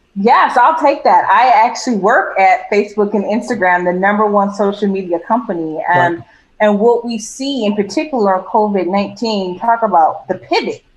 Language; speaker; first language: English; native; English